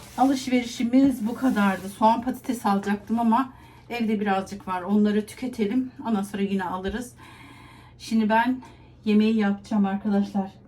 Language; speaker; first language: Turkish; native; Turkish